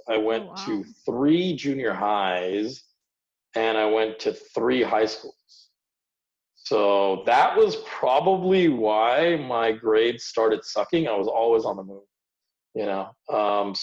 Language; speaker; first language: English; early bilingual, other home language; Hindi